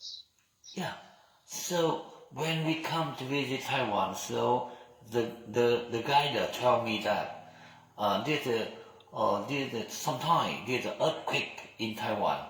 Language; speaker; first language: English; non-native, learner; Vietnamese